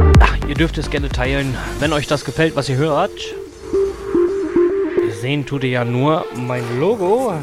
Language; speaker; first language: German; native; German